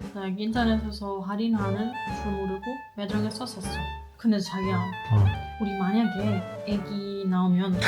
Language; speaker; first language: Korean; non-native, fluent; German